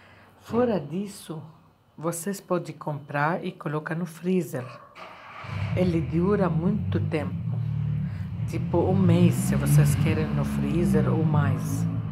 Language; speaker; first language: Portuguese; non-native, fluent; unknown